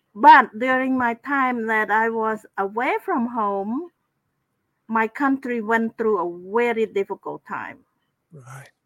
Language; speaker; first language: English; non-native, fluent; Khmer